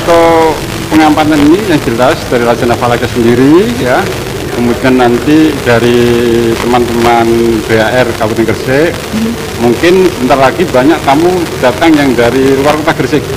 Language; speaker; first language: Indonesian; native; Indonesian